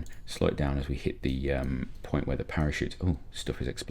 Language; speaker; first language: English; native; English